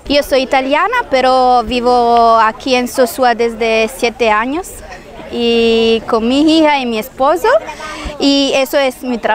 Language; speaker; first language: Spanish; non-native, fluent; Italian